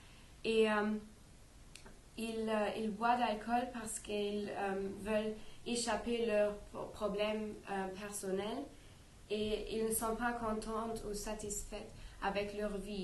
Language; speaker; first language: French; non-native, learner; English